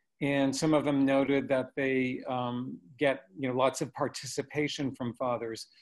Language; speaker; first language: English; native; English